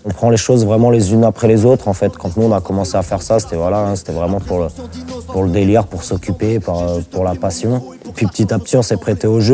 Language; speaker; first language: French; native; French